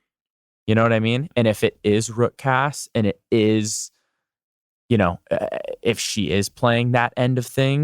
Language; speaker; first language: English; native; English